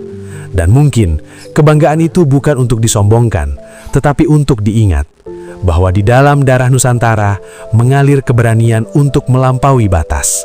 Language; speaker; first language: Indonesian; native; Indonesian